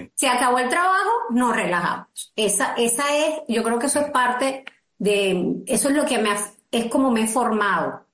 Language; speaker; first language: Spanish; native; Spanish